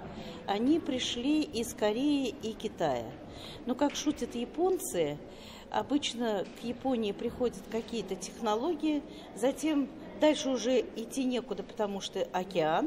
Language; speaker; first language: Russian; native; Russian